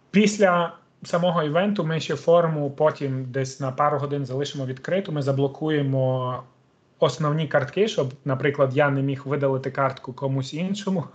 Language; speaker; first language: Ukrainian; native; Ukrainian